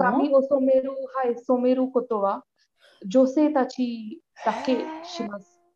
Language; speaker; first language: Japanese; non-native, learner; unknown